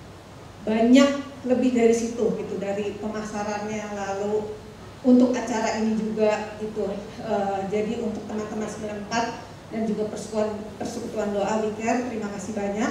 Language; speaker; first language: Indonesian; native; Indonesian